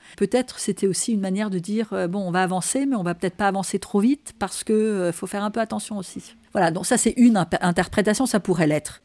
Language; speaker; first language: French; non-native, fluent; Danish